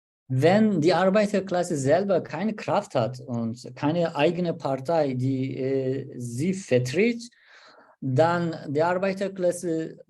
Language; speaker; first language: German; non-native, learner; Turkish